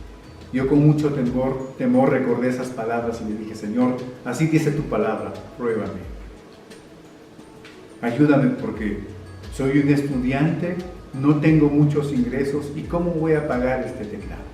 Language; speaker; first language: Spanish; native; Spanish